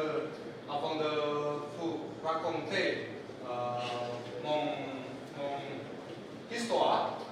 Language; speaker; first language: French; non-native, learner; Indonesian